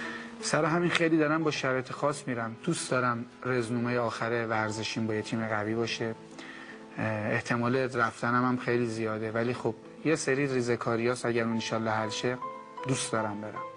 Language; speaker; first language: Persian; native; Persian